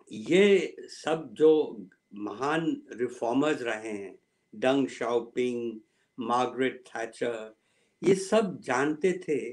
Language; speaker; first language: Hindi; early bilingual, other home language; Punjabi